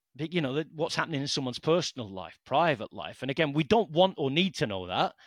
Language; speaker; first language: English; native; English